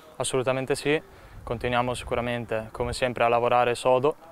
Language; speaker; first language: Italian; native; Italian